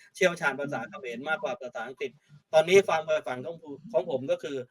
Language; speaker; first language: Thai; native; Thai